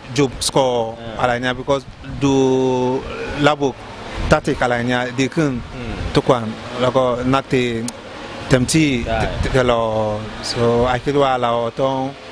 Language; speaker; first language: Thai; non-native, learner; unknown